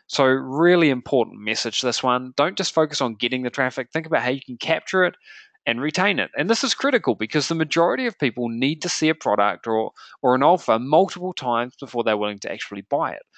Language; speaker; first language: English; native; English